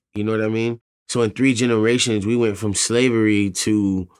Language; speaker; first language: English; native; English